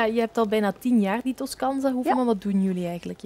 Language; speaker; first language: Dutch; native; Dutch